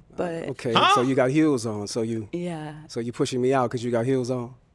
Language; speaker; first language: English; native; English